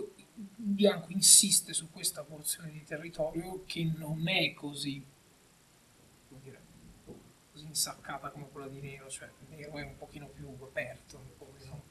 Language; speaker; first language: Italian; native; Italian